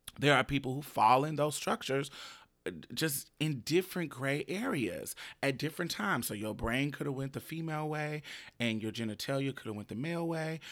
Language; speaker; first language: English; native; English